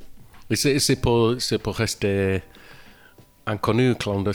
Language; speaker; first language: French; non-native, learner; English